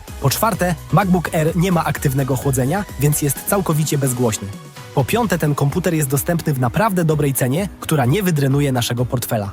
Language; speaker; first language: Polish; native; Polish